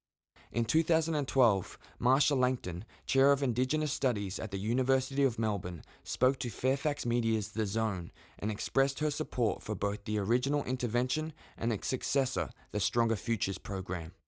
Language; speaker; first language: English; native; English